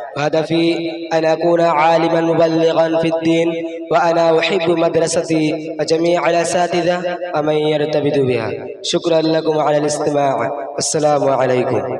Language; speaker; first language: Arabic; non-native, learner; Bangla